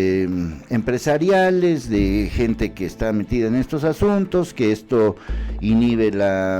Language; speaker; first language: Spanish; native; Spanish